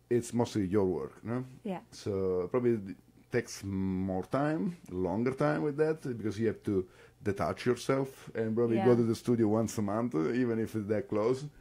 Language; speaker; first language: English; non-native, fluent; Italian